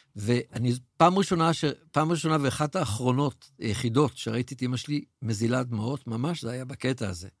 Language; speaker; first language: Hebrew; native; Hebrew